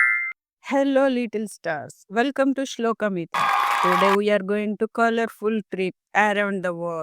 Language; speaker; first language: English; non-native, local second language; Telugu